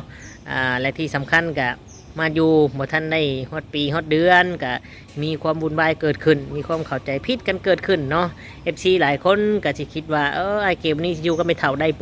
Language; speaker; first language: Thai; non-native, local second language; Lao